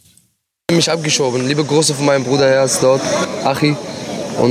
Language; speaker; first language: German; non-native, learner; Arabic